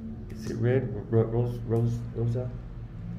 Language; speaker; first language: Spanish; non-native, learner; English